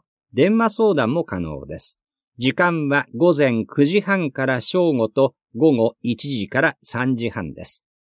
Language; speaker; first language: Japanese; native; Japanese